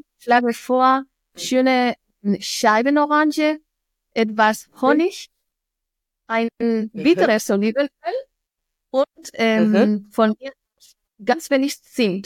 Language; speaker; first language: German; non-native, fluent; Spanish